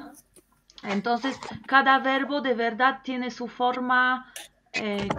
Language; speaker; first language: Spanish; non-native, fluent; Polish